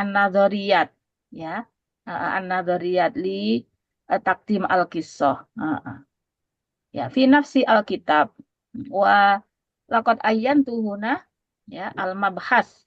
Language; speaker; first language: Arabic; non-native, fluent; Indonesian